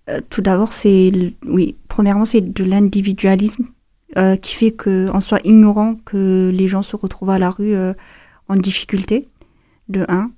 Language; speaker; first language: French; non-native, fluent; Amharic